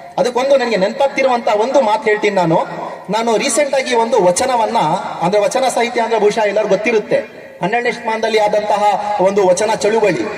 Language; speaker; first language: Kannada; non-native, local second language; Urdu